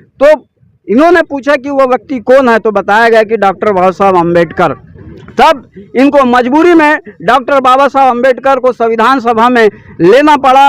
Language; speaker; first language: Hindi; native; Hindi